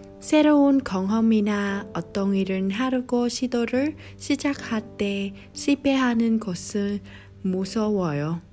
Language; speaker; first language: Korean; non-native, learner; Vietnamese